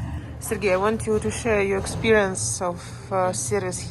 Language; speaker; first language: English; non-native, learner; Russian